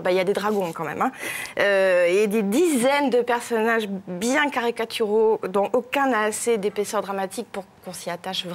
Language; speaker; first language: French; native; French